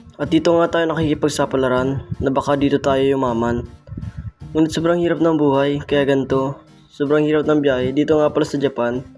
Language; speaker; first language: Filipino; native; Filipino